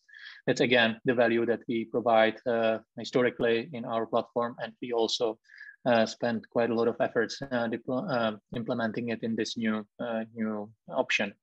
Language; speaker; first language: English; non-native, fluent; Czech